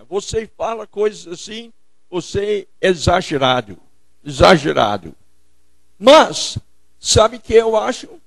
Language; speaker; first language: Portuguese; non-native, fluent; English